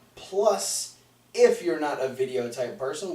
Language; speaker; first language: English; native; English